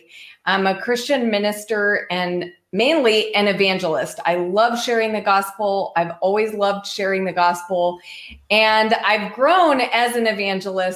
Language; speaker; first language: English; native; English